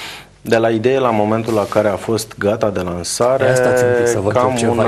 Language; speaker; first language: Romanian; native; Romanian